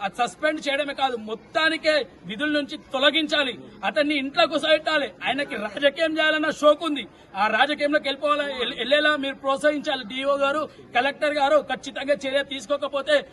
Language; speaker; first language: Telugu; native; Telugu